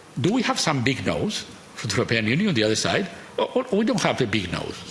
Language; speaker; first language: English; non-native, fluent; Spanish